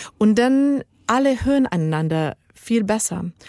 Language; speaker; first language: German; non-native, learner; Spanish